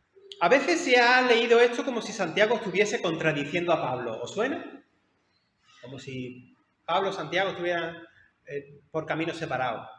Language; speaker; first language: Spanish; native; Spanish